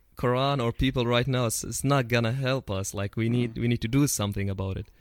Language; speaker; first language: German; non-native, fluent; Arabic